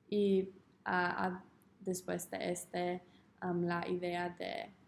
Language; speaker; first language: Spanish; non-native, learner; English